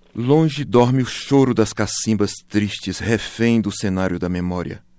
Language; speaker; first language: Spanish; non-native, learner; Portuguese